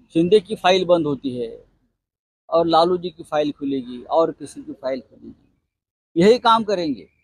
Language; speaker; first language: Hindi; non-native, local second language; Marathi